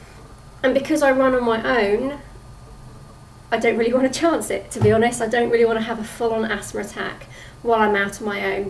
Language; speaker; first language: English; native; English